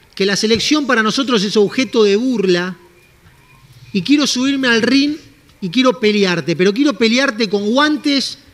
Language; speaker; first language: Spanish; native; Spanish